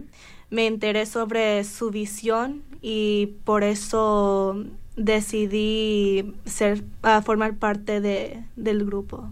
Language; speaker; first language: Spanish; early bilingual, heritage; Spanish